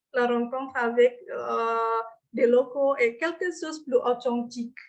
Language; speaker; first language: French; non-native, fluent; Indonesian